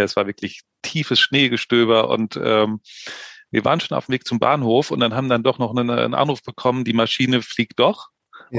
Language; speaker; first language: German; native; German